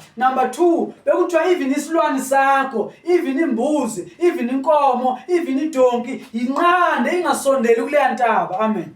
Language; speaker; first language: Zulu; non-native, local second language; Xhosa